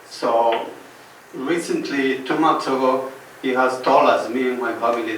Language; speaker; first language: English; non-native, fluent; Spanish